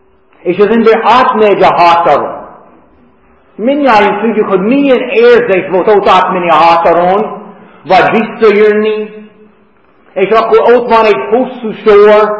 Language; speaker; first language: Hungarian; non-native, fluent; English